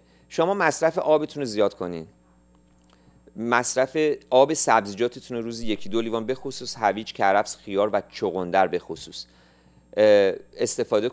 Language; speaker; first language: Persian; native; Persian